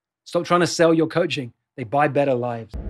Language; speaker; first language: English; native; English